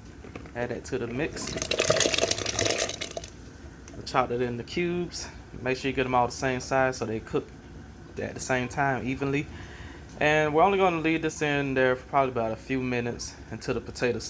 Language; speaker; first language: English; native; English